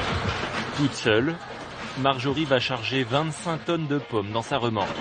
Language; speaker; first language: French; native; French